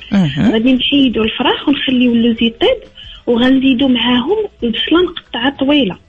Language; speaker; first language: Arabic; native; Arabic